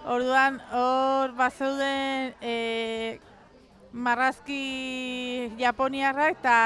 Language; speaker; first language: Basque; non-native, local second language; Spanish